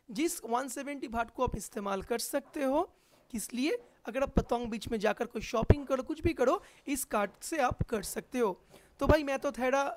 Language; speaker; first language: Hindi; non-native, local second language; Bangla